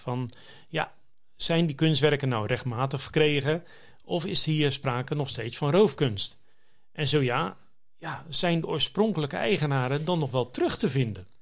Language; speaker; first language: Dutch; native; Dutch